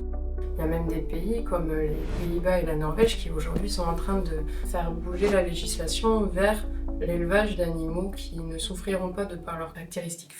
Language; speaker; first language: French; native; French